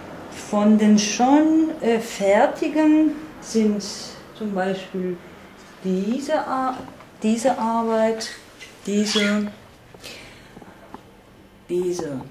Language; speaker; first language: German; non-native, fluent; Polish